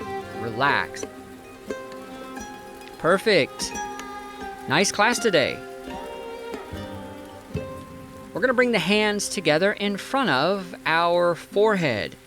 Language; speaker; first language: English; native; English